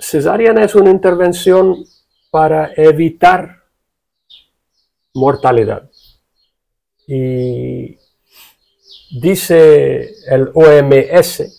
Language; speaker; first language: Spanish; non-native, fluent; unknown